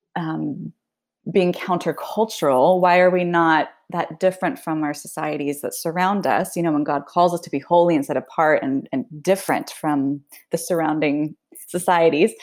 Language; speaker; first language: English; early bilingual, other home language; Swedish